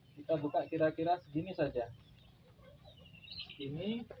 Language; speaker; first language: Indonesian; native; Indonesian